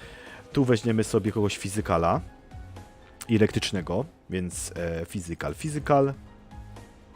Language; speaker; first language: Polish; native; Polish